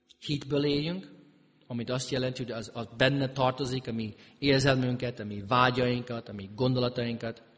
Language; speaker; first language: Hungarian; early bilingual, heritage; Hungarian